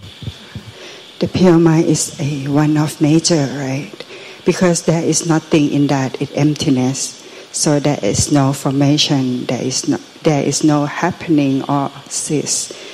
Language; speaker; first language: English; non-native, fluent; Thai